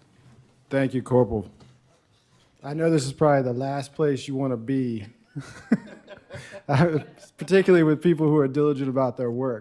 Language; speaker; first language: English; native; English